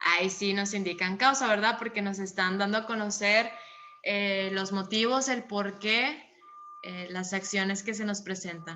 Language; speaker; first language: Spanish; native; Spanish